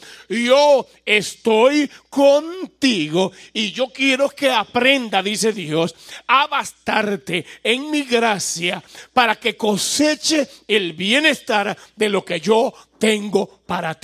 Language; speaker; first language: Spanish; native; Spanish